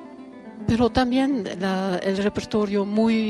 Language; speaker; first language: Spanish; non-native, learner; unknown